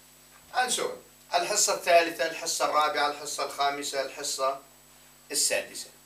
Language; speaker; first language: Arabic; non-native, fluent; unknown